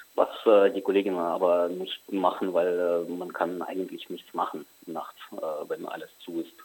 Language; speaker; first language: German; non-native, fluent; Ukrainian